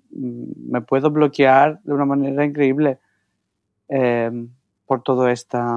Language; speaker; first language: Spanish; non-native, fluent; Greek